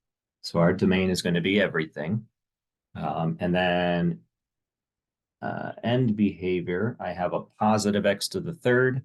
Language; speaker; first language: English; native; English